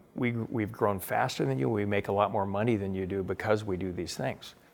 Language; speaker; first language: English; native; English